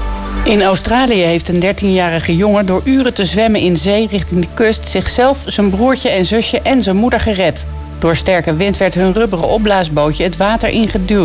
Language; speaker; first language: Dutch; native; Dutch